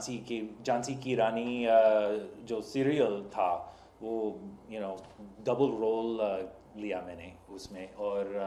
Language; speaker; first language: Hindi; non-native, fluent; English